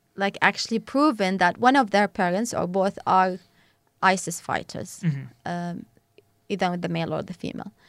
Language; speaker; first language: English; non-native, fluent; Arabic